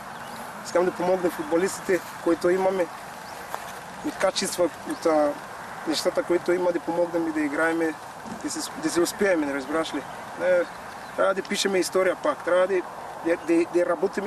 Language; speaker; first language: Bulgarian; non-native, learner; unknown